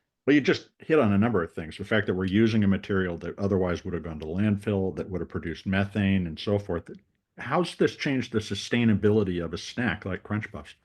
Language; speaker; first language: English; native; English